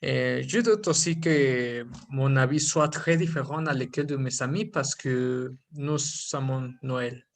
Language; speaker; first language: French; non-native, learner; Spanish